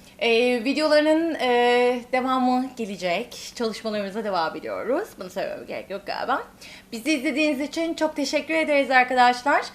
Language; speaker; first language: Turkish; native; Turkish